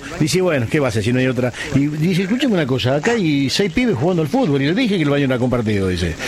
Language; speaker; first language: Spanish; native; Spanish